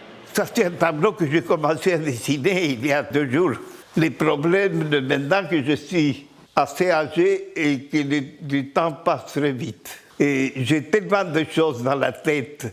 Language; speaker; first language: French; non-native, fluent; Spanish